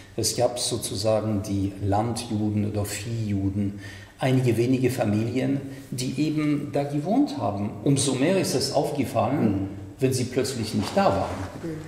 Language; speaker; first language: German; non-native, fluent; French